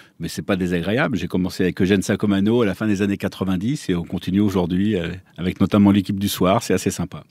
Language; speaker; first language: French; native; French